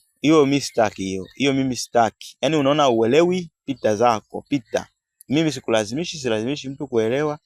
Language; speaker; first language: Swahili; native; Swahili